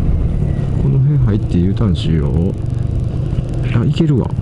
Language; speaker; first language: Japanese; native; Japanese